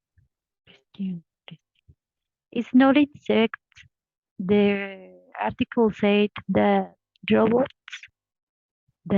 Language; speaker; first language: English; non-native, learner; Spanish